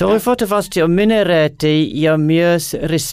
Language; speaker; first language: Finnish; non-native, learner; English